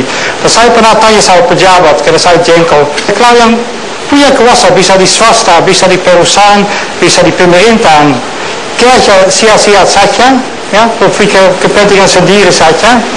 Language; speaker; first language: Indonesian; non-native, fluent; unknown